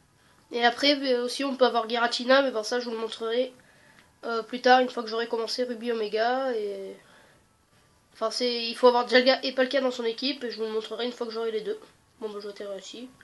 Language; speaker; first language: French; native; French